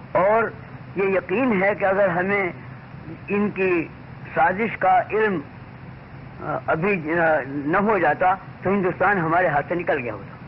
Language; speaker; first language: Urdu; native; Urdu